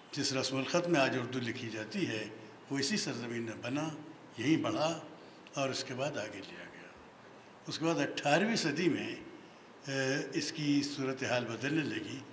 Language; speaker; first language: Urdu; native; Urdu